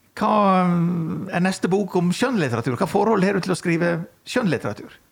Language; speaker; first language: Norwegian; native; Norwegian